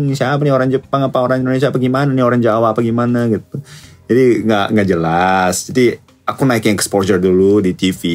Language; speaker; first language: Indonesian; non-native, fluent; Japanese